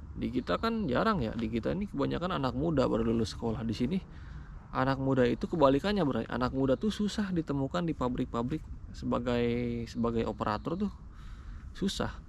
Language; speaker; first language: Indonesian; native; Indonesian